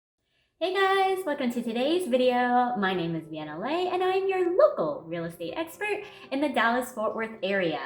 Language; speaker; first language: English; native; English